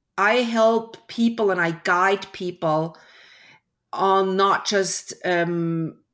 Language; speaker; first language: English; early bilingual, other home language; German